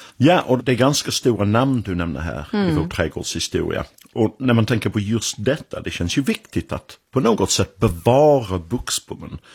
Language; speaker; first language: Swedish; non-native, fluent; English